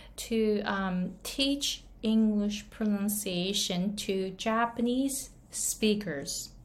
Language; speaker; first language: English; non-native, fluent; Japanese